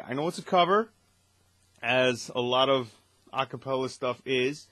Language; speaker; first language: English; native; English